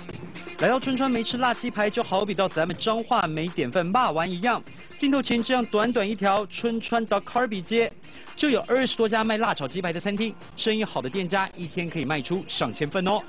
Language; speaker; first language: Chinese; native; Chinese